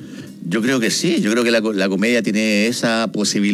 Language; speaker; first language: Spanish; native; Spanish